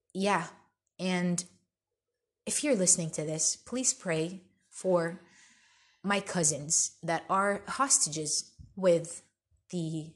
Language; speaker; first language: English; early bilingual, other home language; Arabic